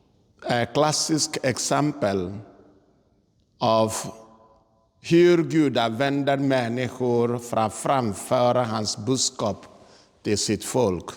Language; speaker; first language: Swedish; non-native, fluent; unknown